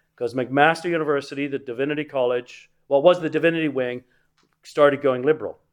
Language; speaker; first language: English; native; English